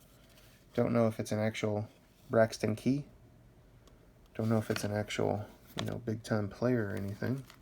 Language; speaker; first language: English; native; English